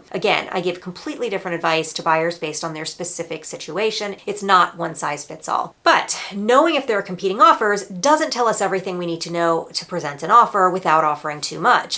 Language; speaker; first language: English; native; English